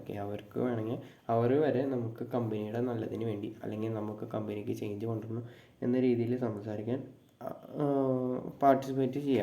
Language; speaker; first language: Malayalam; native; Malayalam